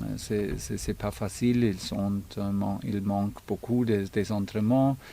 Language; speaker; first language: French; non-native, fluent; German